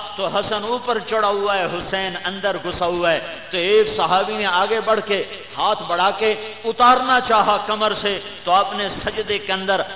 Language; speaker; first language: Urdu; non-native, local second language; Punjabi